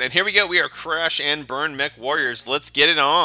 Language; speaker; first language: English; native; English